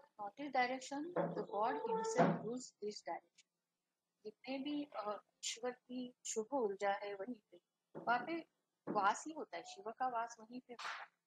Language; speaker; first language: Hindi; non-native, local second language; Marathi